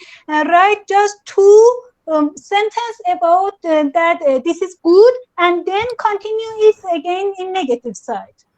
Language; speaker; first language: English; non-native, learner; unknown